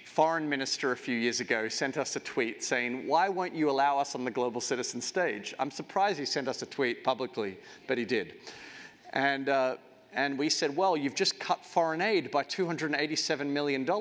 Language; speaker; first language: English; native; English